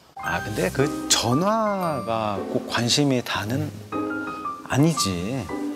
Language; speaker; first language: Korean; native; Korean